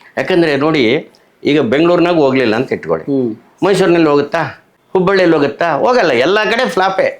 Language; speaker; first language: Kannada; native; Kannada